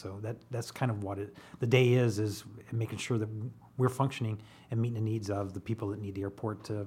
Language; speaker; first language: English; native; English